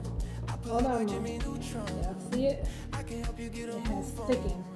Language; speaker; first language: English; native; English